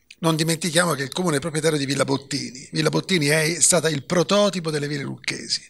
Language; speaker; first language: Italian; native; Italian